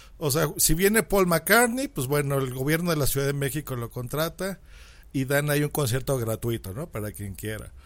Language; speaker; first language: Spanish; native; Spanish